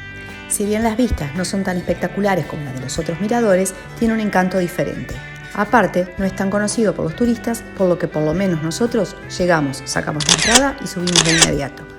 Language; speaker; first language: Spanish; native; Spanish